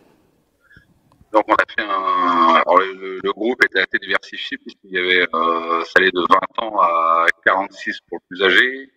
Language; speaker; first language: French; native; French